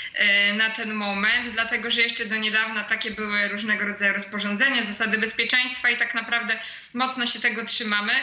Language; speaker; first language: Polish; native; Polish